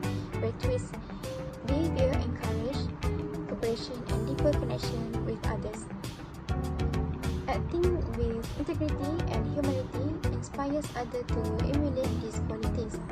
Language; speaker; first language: English; non-native, local second language; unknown